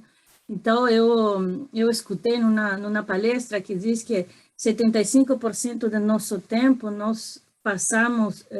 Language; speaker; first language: Portuguese; non-native, fluent; Spanish